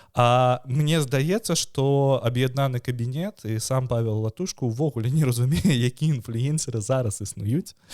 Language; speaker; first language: Belarusian; non-native, local second language; Russian